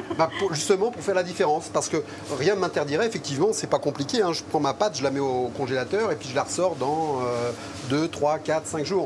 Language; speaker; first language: French; native; French